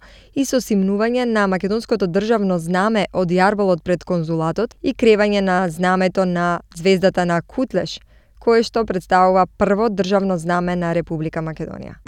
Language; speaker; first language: Macedonian; native; Macedonian